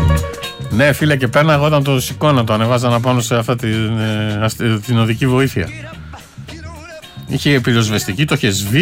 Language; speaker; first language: Greek; native; Greek